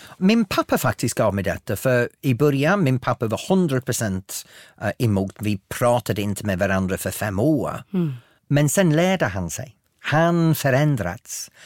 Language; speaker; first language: Swedish; non-native, fluent; English